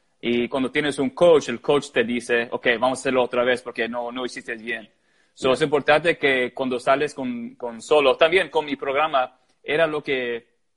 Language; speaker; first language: Spanish; early bilingual, heritage; Spanish